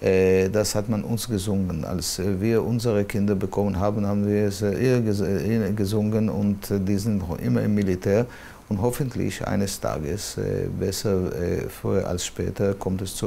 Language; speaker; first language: German; non-native, fluent; Hebrew